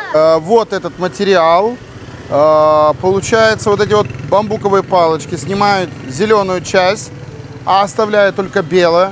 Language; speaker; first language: Russian; native; Russian